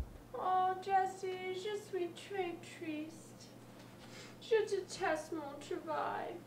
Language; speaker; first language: French; non-native, learner; English